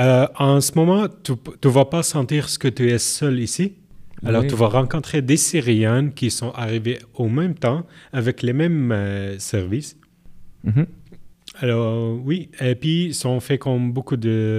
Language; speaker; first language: French; non-native, learner; Arabic